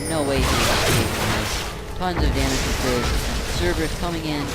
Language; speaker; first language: English; native; English